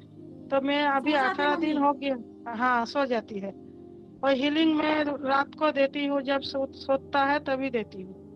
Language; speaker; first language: Hindi; non-native, local second language; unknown